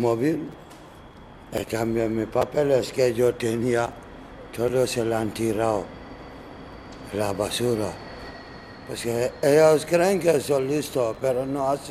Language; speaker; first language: Spanish; non-native, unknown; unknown